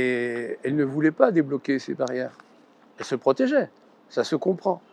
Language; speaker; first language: French; native; French